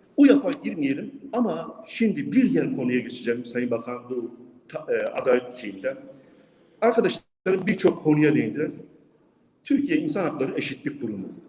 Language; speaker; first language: Turkish; non-native, local second language; Kurdish